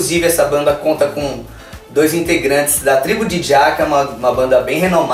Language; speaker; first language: Portuguese; native; Portuguese